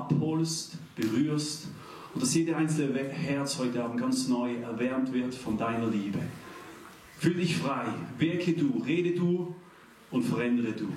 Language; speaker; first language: German; native; German